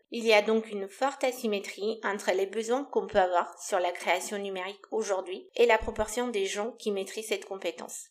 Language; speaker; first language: French; non-native, fluent; Romanian